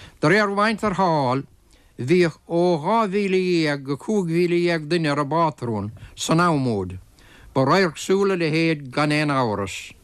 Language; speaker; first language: Irish; native; Irish